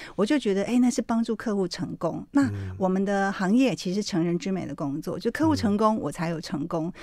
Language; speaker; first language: Chinese; native; Chinese